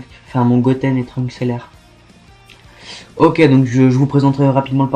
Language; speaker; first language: French; native; French